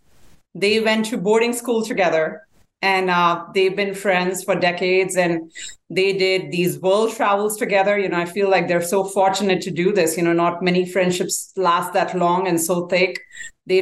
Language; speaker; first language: English; non-native, local second language; Hindi